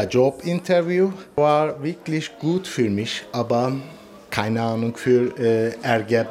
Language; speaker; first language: German; non-native, learner; Turkish